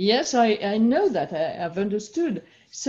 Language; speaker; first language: English; non-native, fluent; French